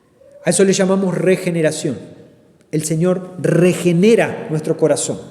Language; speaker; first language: Spanish; native; Spanish